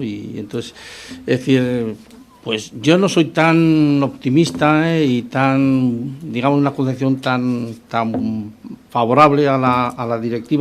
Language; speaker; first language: Spanish; native; Spanish